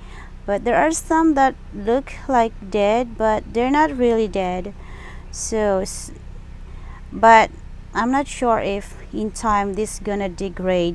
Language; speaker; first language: English; non-native, local second language; Filipino